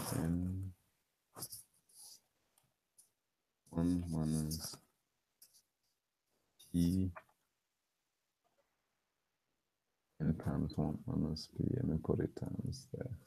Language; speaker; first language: English; native; English